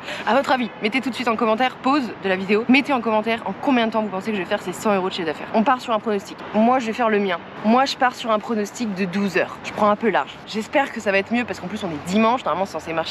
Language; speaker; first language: French; native; French